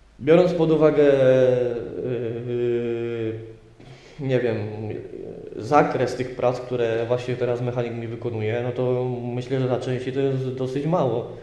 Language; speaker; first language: Polish; native; Polish